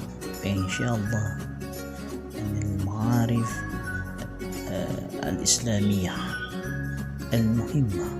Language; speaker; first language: Arabic; non-native, learner; Indonesian